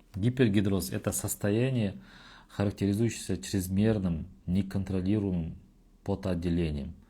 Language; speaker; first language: Russian; non-native, local second language; Kazakh